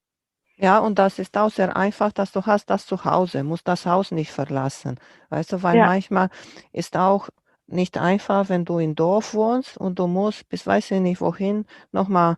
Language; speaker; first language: German; non-native, fluent; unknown